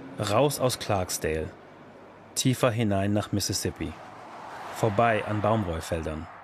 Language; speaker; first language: German; non-native, fluent; English